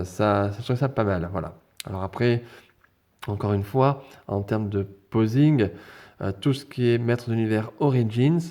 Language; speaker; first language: French; native; French